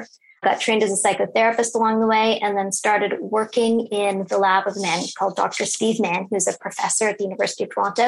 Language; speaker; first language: English; native; English